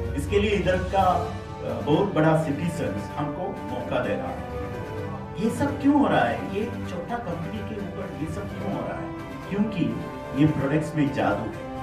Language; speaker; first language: Hindi; non-native, fluent; Bangla